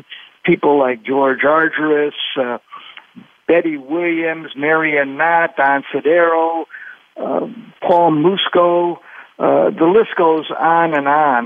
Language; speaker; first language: English; native; English